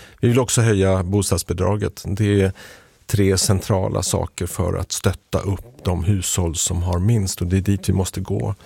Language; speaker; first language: Swedish; native; Swedish